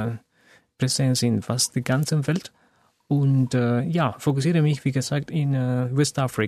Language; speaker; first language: German; non-native, learner; Spanish